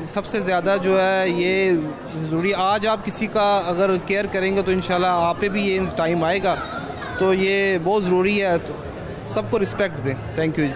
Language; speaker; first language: Urdu; native; Urdu